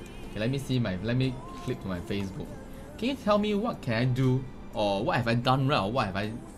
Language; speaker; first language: English; non-native, local second language; Chinese